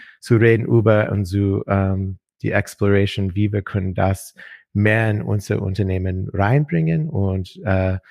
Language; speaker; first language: German; non-native, learner; English